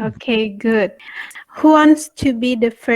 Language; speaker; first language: English; non-native, fluent; Indonesian